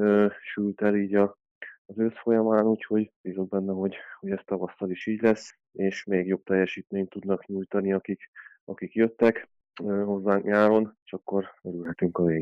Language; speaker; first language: Hungarian; native; Hungarian